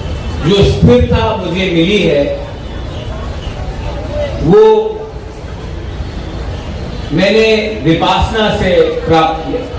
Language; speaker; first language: Hindi; non-native, local second language; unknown